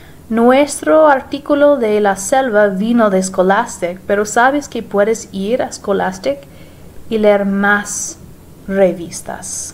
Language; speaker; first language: Spanish; non-native, fluent; English